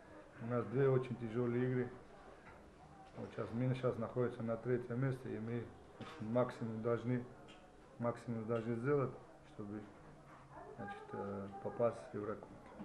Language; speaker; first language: Russian; non-native, fluent; Georgian